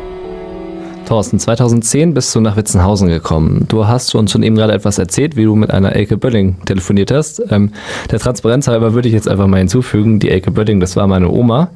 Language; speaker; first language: German; native; German